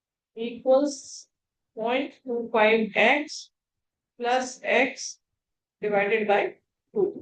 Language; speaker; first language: English; non-native, local second language; Hindi